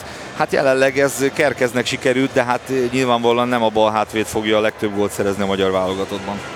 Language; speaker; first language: Hungarian; native; Hungarian